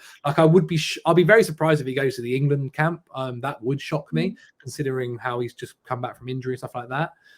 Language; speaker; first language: English; native; English